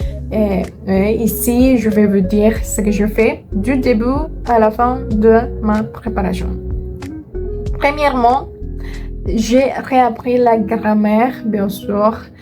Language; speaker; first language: French; non-native, learner; Indonesian